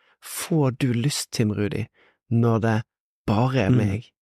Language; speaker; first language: Norwegian; native; Norwegian